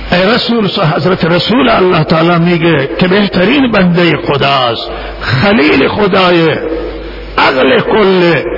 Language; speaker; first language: Persian; non-native, local second language; Baluchi